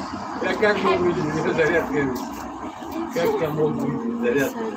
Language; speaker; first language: Russian; non-native, learner; Tajik